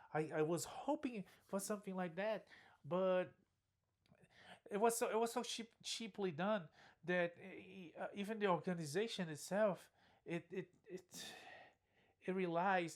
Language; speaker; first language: English; non-native, fluent; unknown